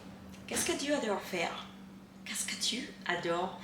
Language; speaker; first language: French; non-native, learner; English